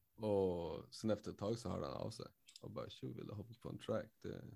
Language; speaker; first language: Swedish; native; Swedish